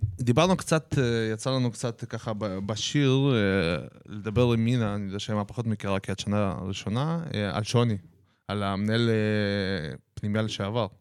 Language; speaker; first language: Hebrew; native; Hebrew